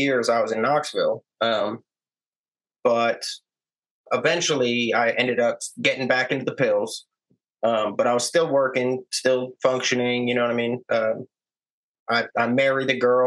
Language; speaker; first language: English; native; English